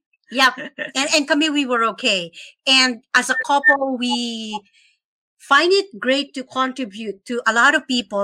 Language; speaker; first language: English; non-native, local second language; Filipino